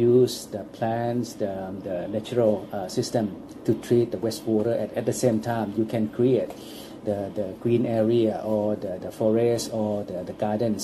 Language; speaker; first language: English; non-native, fluent; Thai